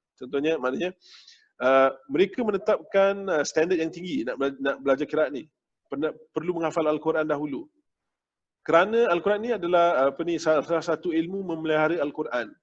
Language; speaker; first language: Malay; native; Malay